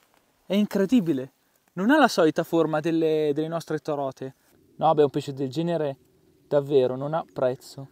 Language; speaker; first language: Italian; native; Italian